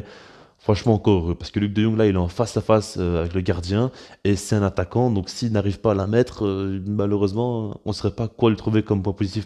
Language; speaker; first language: French; native; French